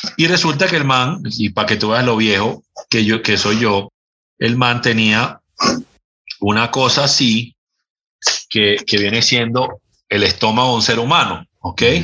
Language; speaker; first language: Spanish; native; Spanish